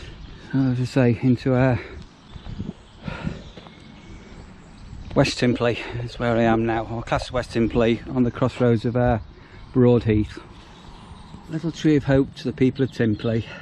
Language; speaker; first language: English; native; English